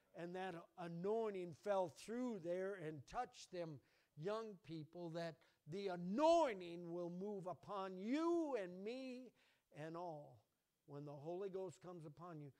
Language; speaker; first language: English; native; English